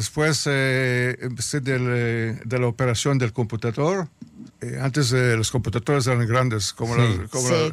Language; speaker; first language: Spanish; early bilingual, heritage; Spanish